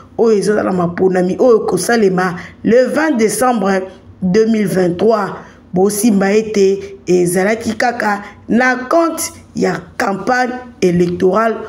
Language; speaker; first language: Lingala; native; Lingala